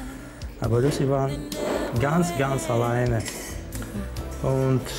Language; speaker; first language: German; non-native, learner; Bulgarian